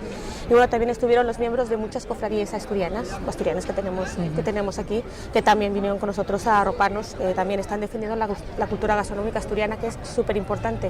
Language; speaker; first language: Spanish; native; Spanish